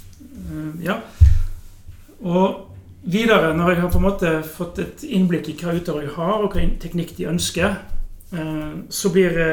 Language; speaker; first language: Norwegian; native; Norwegian